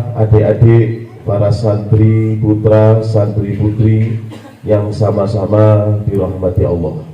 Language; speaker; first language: Indonesian; native; Indonesian